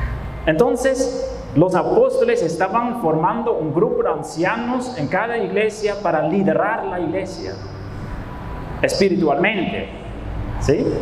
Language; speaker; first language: Spanish; non-native, fluent; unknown